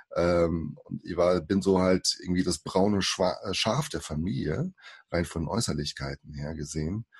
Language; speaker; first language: German; early bilingual, other home language; Portuguese